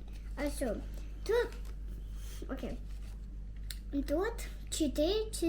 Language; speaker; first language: Russian; early bilingual, heritage; Russian